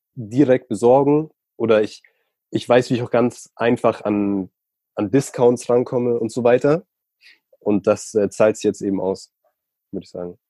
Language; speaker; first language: German; native; German